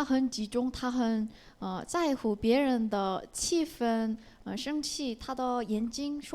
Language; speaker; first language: Chinese; non-native, learner; Korean